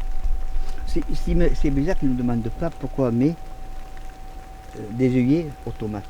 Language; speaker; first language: French; native; French